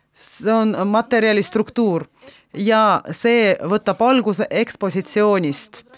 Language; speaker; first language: Estonian; non-native, local second language; Russian